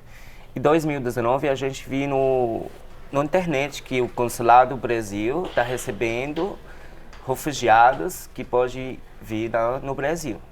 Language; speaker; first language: Portuguese; non-native, learner; Arabic